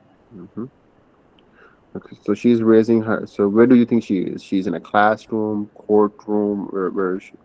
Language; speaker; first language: English; non-native, fluent; Urdu